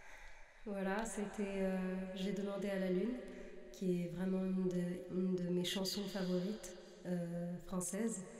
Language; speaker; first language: French; non-native, local second language; Arabic